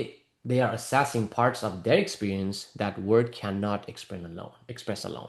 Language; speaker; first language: English; non-native, fluent; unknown